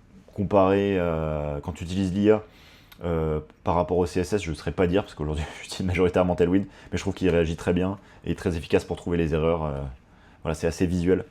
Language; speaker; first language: French; native; French